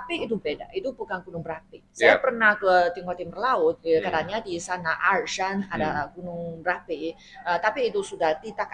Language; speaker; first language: Indonesian; non-native, fluent; Chinese